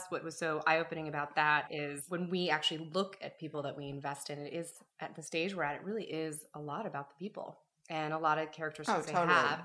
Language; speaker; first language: English; native; English